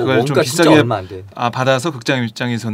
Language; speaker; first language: Korean; native; Korean